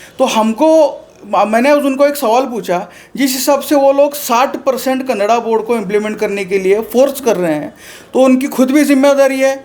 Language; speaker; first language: Hindi; non-native, local second language; Marathi